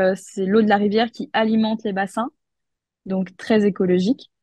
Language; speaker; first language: French; native; French